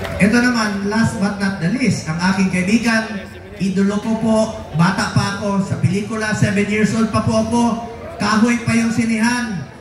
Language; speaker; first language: Filipino; non-native, local second language; Cebuano